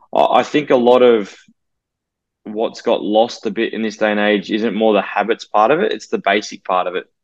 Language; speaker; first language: English; native; English